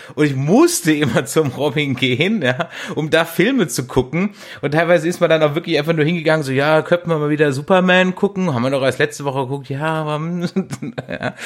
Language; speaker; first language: German; native; German